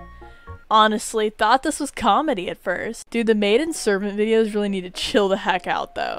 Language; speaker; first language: English; native; English